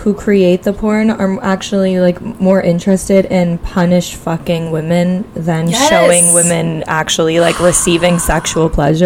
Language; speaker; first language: English; native; English